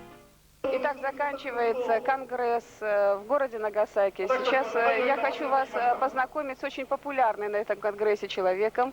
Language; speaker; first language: Russian; native; Russian